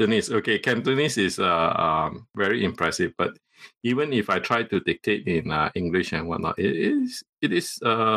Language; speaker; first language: English; non-native, local second language; Cantonese